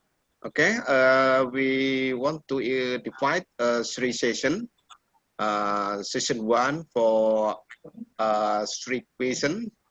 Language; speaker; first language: English; non-native, learner; Indonesian